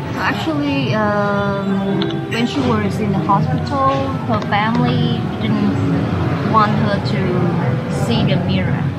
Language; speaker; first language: English; non-native, fluent; Vietnamese